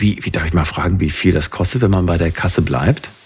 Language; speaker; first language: German; native; German